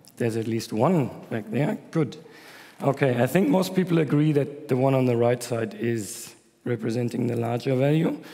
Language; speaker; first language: English; non-native, fluent; German